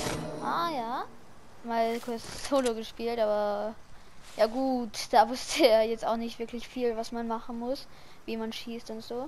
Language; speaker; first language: German; native; German